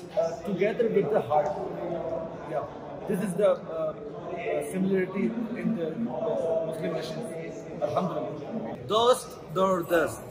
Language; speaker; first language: English; non-native, learner; Urdu